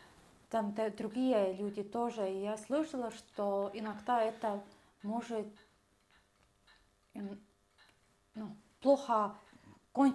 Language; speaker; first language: Russian; non-native, learner; Estonian